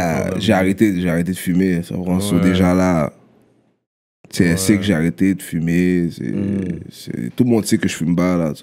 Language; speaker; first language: French; native; French